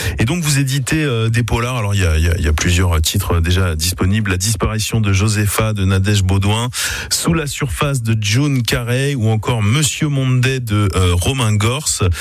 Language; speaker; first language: French; native; French